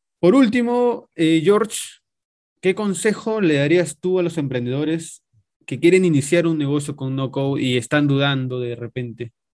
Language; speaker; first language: Spanish; native; Spanish